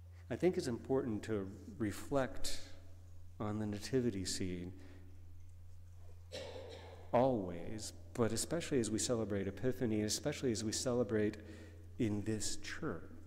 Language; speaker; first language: English; native; English